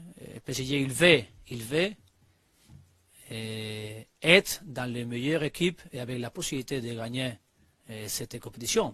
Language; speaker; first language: French; non-native, learner; Spanish